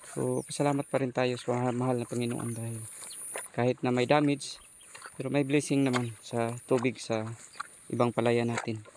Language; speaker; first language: Filipino; non-native, local second language; Cebuano